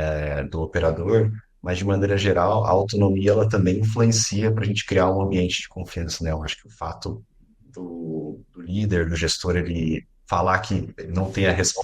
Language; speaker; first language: Portuguese; native; Portuguese